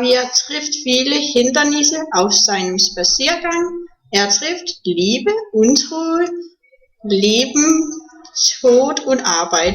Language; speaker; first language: German; non-native, learner; Danish